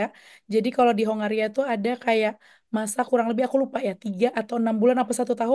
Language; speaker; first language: Indonesian; native; Indonesian